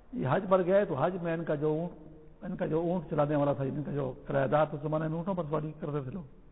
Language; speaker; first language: Urdu; non-native, local second language; Pashto